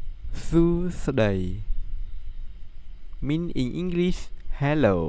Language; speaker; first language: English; non-native, learner; Khmer